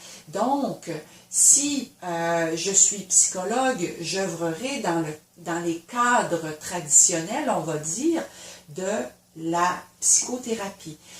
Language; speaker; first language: French; native; French